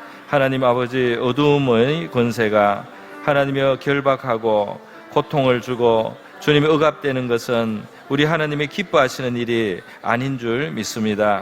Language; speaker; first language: Korean; native; Korean